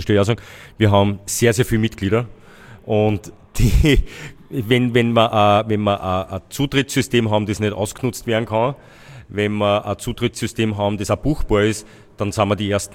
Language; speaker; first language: German; native; German